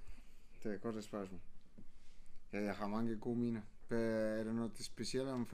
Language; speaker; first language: Danish; non-native, fluent; Spanish